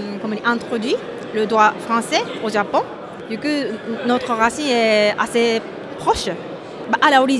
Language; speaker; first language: French; non-native, fluent; Japanese